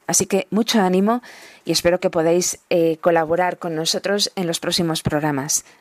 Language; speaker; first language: Spanish; native; Spanish